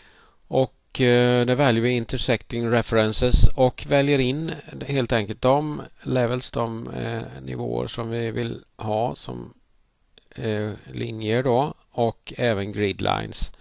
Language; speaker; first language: Swedish; native; Swedish